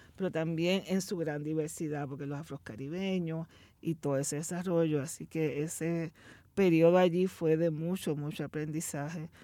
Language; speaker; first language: Spanish; native; Spanish